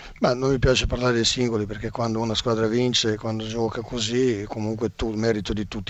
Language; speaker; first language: Italian; non-native, fluent; Serbian